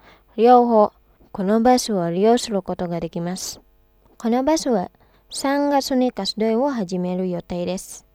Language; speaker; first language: Japanese; non-native, fluent; Indonesian